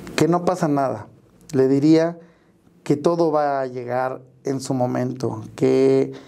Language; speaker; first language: Spanish; native; Spanish